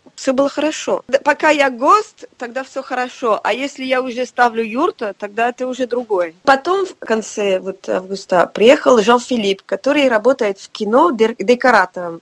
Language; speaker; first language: Russian; non-native, fluent; French